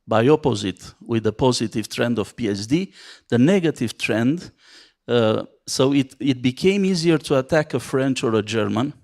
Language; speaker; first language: English; non-native, fluent; Romanian